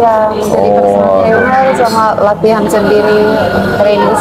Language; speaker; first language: Indonesian; non-native, fluent; Finnish